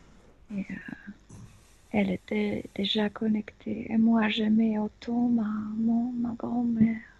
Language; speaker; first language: French; non-native, fluent; Spanish